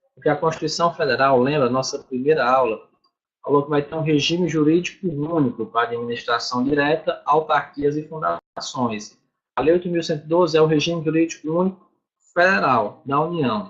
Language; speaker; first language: Portuguese; native; Portuguese